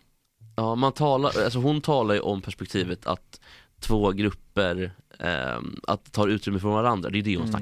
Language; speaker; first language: Swedish; native; Swedish